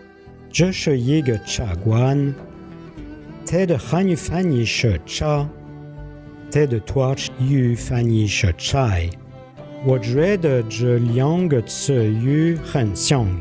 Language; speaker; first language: Chinese; non-native, learner; French